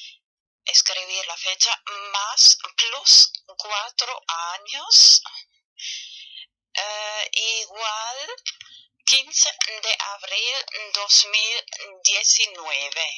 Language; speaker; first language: Spanish; non-native, fluent; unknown